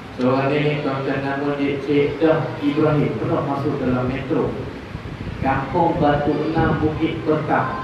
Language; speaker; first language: Malay; native; Malay